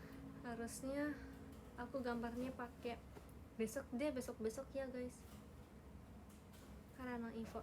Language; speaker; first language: Indonesian; native; Indonesian